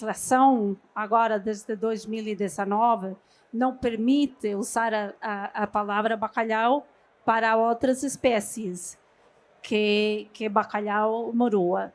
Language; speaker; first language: Portuguese; non-native, fluent; Norwegian